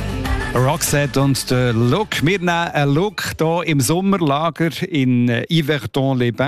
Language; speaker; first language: German; native; German